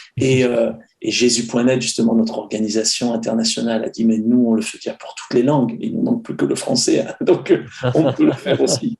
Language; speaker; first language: French; native; French